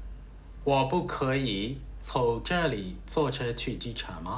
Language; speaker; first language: Chinese; non-native, fluent; Burmese